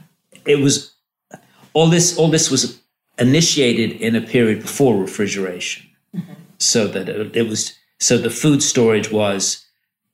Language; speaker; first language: English; native; English